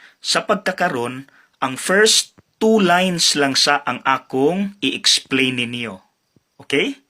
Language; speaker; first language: Cebuano; native; Cebuano